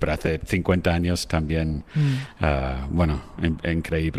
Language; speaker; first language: Spanish; non-native, fluent; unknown